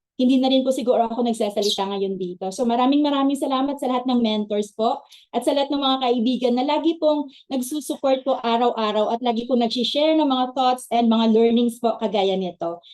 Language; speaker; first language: Filipino; native; Filipino